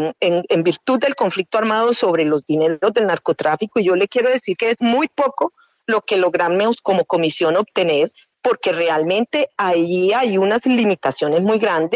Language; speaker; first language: Spanish; native; Spanish